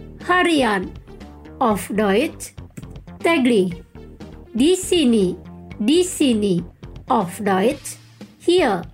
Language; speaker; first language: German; non-native, local second language; Indonesian